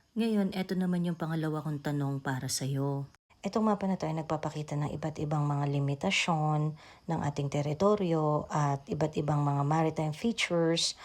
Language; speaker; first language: Filipino; native; Filipino